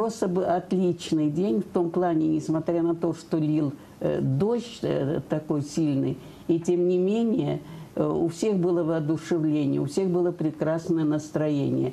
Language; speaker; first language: Russian; native; Russian